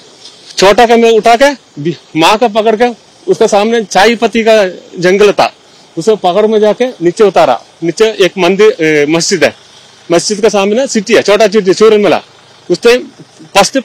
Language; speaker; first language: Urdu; non-native, local second language; Malayalam